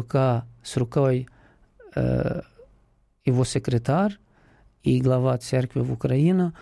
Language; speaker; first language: Russian; non-native, fluent; Arabic